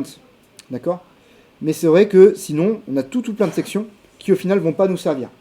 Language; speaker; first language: French; native; French